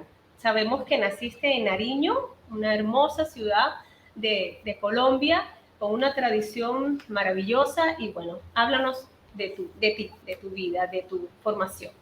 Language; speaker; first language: Spanish; native; Spanish